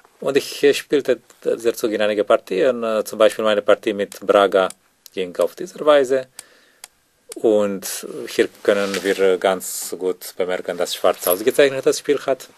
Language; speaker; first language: German; non-native, learner; Romanian